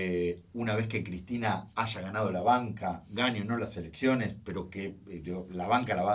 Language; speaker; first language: Spanish; native; Spanish